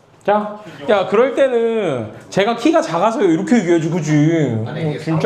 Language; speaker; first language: Korean; native; Korean